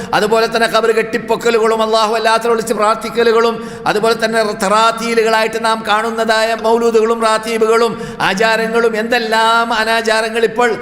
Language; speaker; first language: Malayalam; native; Malayalam